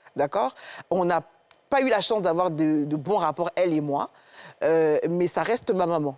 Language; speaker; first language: French; native; French